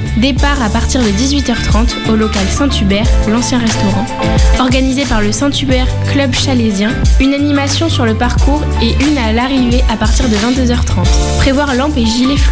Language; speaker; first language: French; native; French